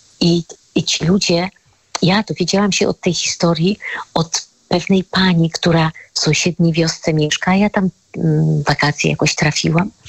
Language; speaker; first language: Polish; native; Polish